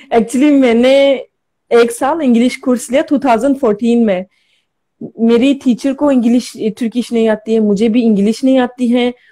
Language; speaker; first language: Hindi; non-native, learner; Turkish